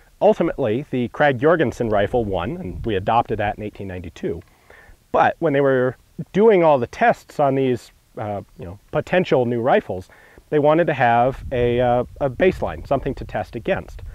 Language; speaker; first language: English; native; English